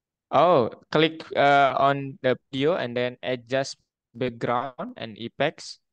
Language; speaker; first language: English; non-native, fluent; Indonesian